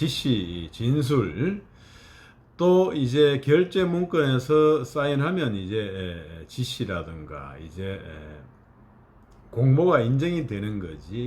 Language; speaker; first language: Korean; native; Korean